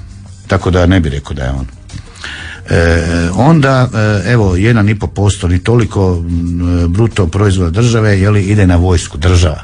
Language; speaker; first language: Croatian; native; Croatian